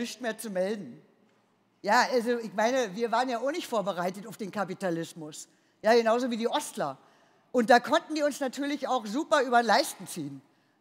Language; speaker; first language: German; native; German